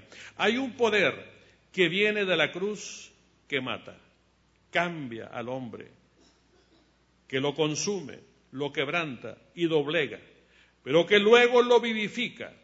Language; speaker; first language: Spanish; native; Spanish